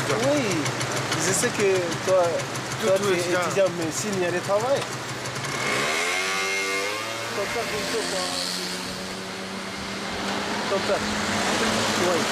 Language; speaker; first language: French; non-native, learner; Chinese